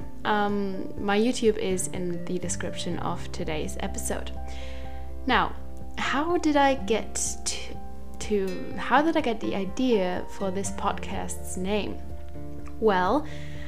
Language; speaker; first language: English; non-native, fluent; German